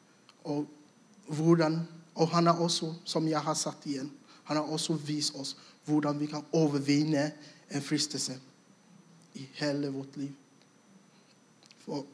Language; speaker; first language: Norwegian; non-native, fluent; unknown